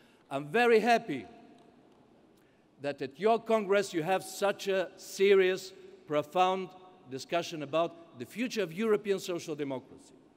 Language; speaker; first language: English; non-native, fluent; Bulgarian